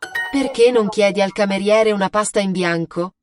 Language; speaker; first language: Italian; non-native, learner; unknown